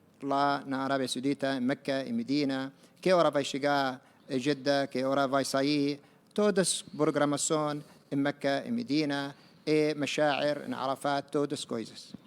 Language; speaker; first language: Portuguese; non-native, learner; Arabic